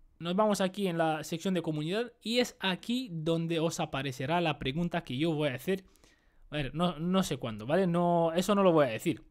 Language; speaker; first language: Spanish; non-native, fluent; Romanian